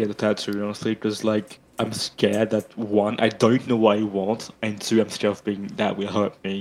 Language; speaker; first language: English; non-native, fluent; French